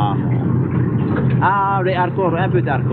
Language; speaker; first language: French; non-native, local second language; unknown